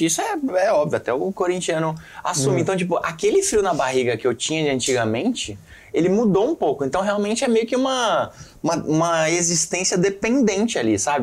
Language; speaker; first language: Portuguese; native; Portuguese